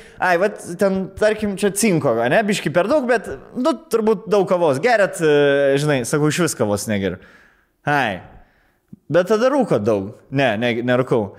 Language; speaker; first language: Lithuanian; native; Lithuanian